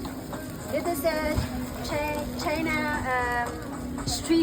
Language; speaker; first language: English; non-native, learner; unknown